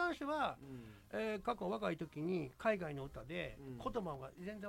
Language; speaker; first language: Japanese; native; Japanese